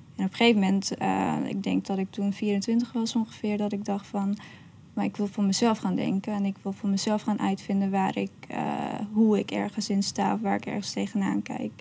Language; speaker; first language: Dutch; early bilingual, other home language; Persian